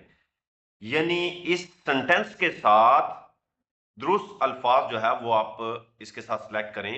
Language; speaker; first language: Urdu; non-native, local second language; Punjabi